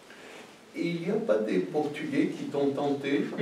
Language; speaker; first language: French; non-native, fluent; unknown